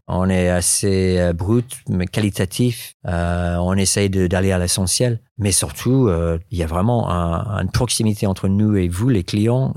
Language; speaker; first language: French; non-native, fluent; English